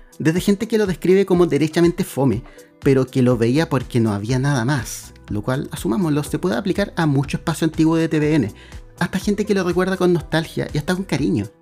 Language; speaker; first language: Spanish; native; Spanish